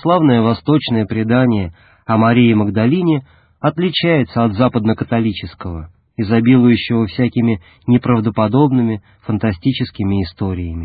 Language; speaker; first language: Russian; native; Russian